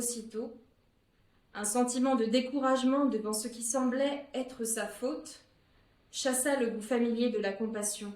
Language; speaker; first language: French; native; French